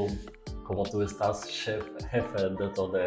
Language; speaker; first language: Spanish; non-native, learner; Russian